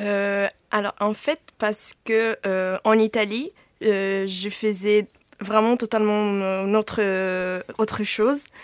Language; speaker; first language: French; non-native, fluent; Italian